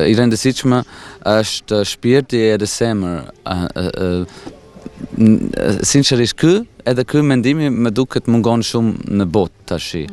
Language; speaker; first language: Albanian; non-native, fluent; German